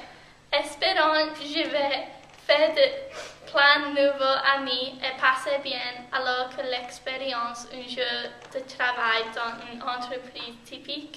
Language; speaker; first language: French; non-native, learner; English